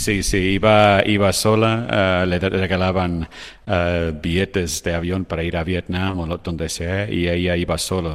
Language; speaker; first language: Spanish; non-native, fluent; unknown